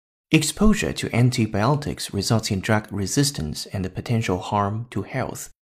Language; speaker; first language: English; non-native, fluent; Chinese